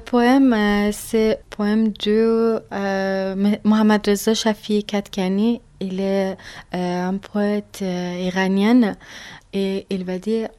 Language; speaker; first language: French; non-native, learner; Persian